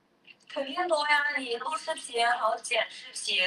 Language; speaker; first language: Chinese; native; Chinese